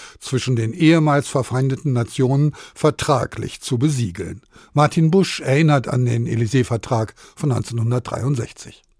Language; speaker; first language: German; native; German